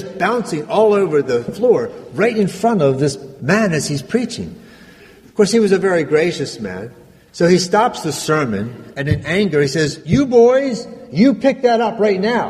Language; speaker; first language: English; native; English